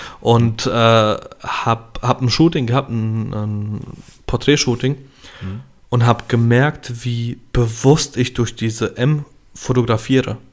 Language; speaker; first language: German; early bilingual, other home language; Polish